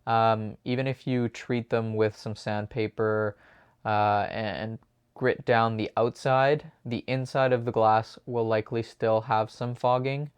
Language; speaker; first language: English; native; English